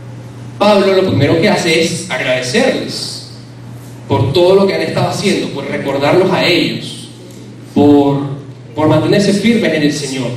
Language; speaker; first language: Spanish; native; Spanish